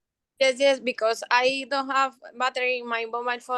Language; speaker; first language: English; non-native, learner; Spanish